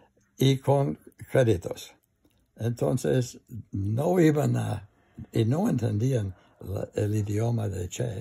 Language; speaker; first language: Spanish; non-native, learner; English